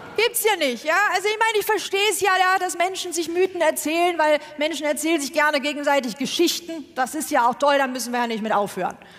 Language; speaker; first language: German; native; German